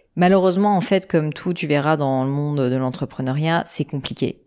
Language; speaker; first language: French; native; French